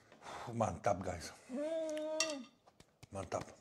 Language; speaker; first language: Indonesian; non-native, learner; French